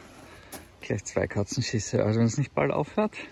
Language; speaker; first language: German; native; German